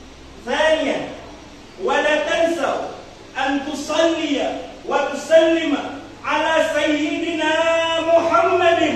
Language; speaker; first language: Arabic; non-native, learner; Indonesian